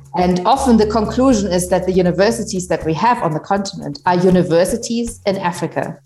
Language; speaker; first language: English; non-native, fluent; German